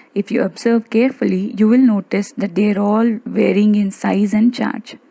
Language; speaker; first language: English; non-native, local second language; Kannada